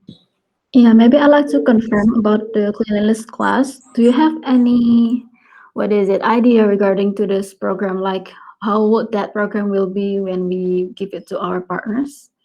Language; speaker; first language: English; non-native, fluent; Indonesian